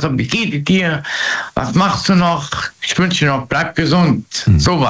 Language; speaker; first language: German; native; German